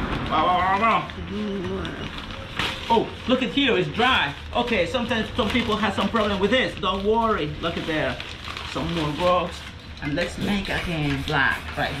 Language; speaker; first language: English; non-native, fluent; Spanish